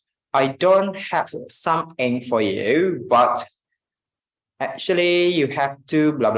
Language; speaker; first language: English; non-native, fluent; Indonesian